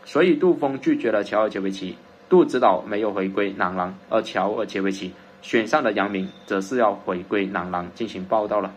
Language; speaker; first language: Chinese; native; Chinese